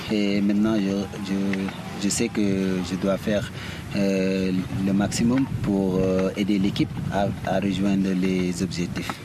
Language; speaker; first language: French; early bilingual, heritage; Italian